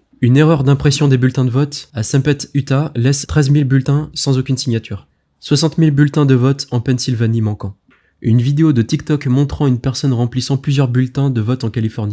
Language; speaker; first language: French; native; French